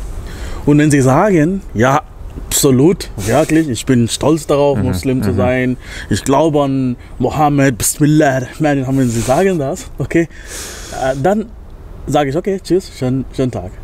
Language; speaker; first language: German; non-native, fluent; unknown